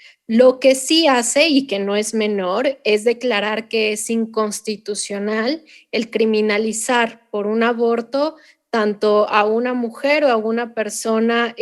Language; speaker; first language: Spanish; native; Spanish